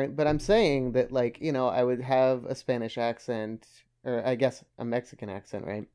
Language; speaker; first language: English; early bilingual, other home language; German